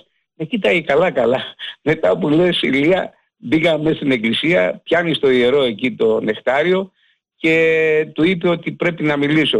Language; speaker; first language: Greek; native; Greek